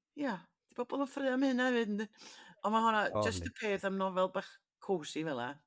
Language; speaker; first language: Welsh; native; Welsh